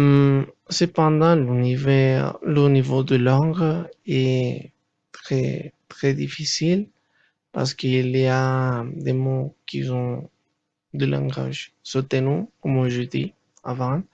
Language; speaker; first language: French; non-native, learner; Spanish